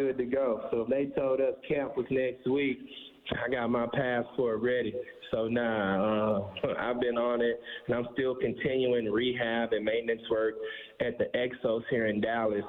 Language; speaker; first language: English; native; English